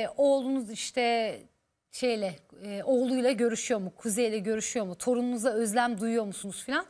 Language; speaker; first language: Turkish; native; Turkish